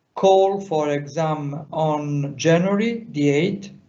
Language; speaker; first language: English; non-native, fluent; Italian